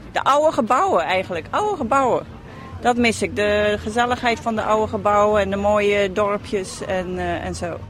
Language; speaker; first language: Dutch; native; Dutch